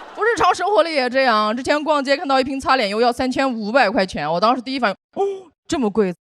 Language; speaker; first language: Chinese; non-native, local second language; Uyghur